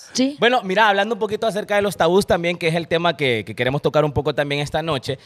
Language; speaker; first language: Spanish; native; Spanish